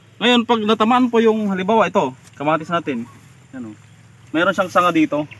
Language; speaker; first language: Filipino; non-native, local second language; Iloko